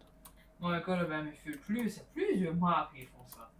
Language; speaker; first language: French; non-native, learner; Chinese